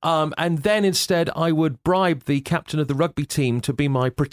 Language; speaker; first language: English; native; English